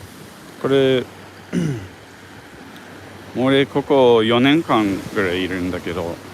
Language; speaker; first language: Japanese; non-native, fluent; English